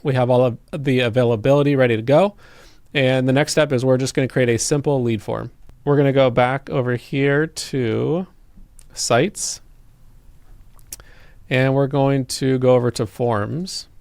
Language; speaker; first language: English; native; English